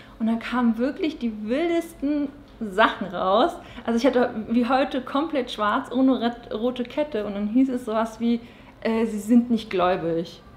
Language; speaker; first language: German; native; German